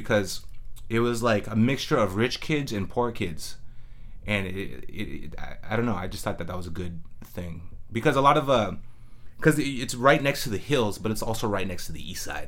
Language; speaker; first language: English; native; English